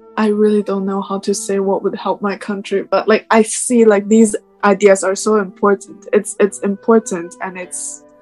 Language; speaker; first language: English; non-native, fluent; Chinese